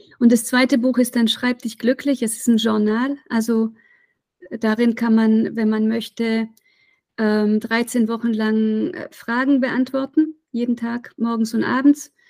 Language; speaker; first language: German; native; German